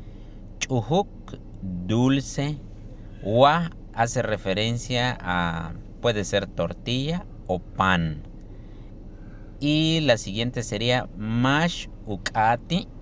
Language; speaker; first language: Spanish; non-native, local second language; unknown